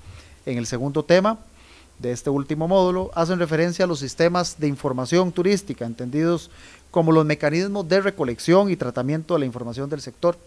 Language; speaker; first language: Spanish; native; Spanish